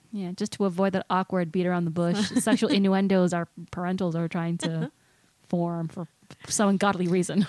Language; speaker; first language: English; early bilingual, other home language; Spanish